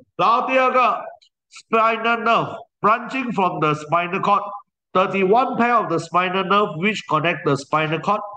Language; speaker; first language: English; non-native, local second language; Chinese